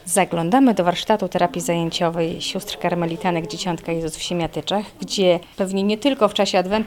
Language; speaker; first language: Polish; native; Polish